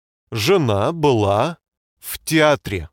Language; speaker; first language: Russian; non-native, learner; English